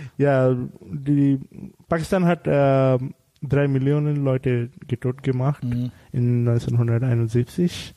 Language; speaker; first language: German; non-native, learner; Bangla